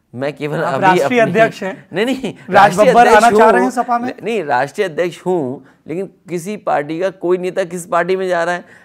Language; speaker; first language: Hindi; native; Hindi